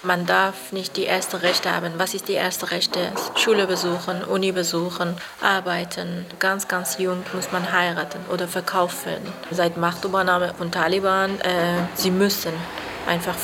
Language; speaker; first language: German; non-native, fluent; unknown